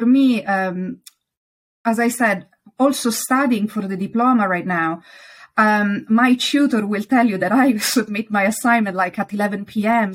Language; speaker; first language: English; non-native, fluent; Italian